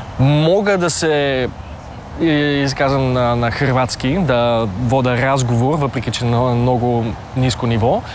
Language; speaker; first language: Bulgarian; early bilingual, heritage; Bulgarian